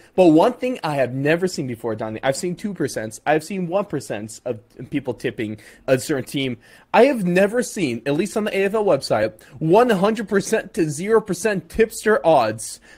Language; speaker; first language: English; native; English